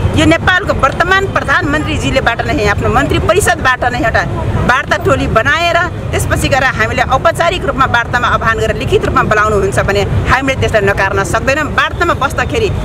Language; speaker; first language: Nepali; non-native, local second language; Rana Tharu